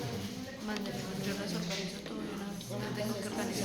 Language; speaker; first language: Spanish; native; Spanish